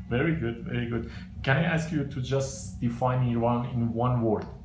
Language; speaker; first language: English; non-native, fluent; Persian